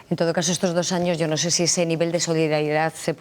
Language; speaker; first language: Spanish; native; Spanish